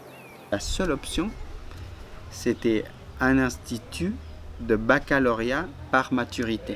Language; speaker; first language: French; non-native, fluent; Spanish